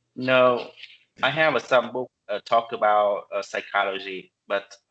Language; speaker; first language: English; non-native, learner; Vietnamese